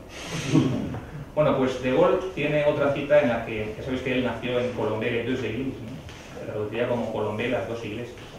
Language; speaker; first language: Spanish; native; Spanish